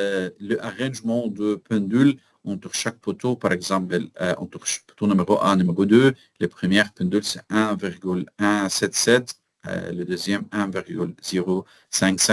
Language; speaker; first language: French; non-native, learner; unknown